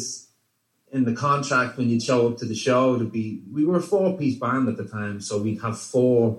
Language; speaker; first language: English; native; English